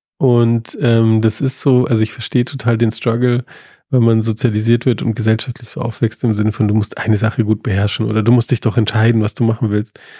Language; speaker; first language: German; native; German